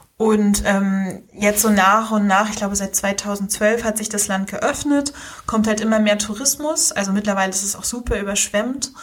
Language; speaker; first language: German; native; German